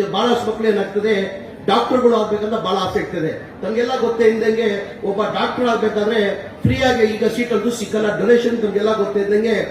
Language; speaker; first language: Kannada; non-native, local second language; Urdu